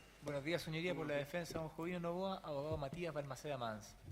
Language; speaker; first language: Spanish; native; Spanish